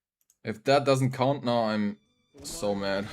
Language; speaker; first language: English; non-native, fluent; German